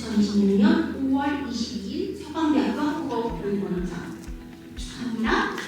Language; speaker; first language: Korean; native; Korean